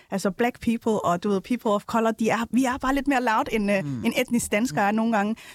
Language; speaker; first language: Danish; early bilingual, other home language; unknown